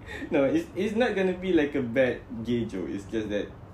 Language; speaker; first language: English; non-native, local second language; Malay